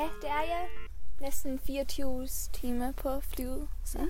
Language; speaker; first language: Danish; early bilingual, heritage; Swedish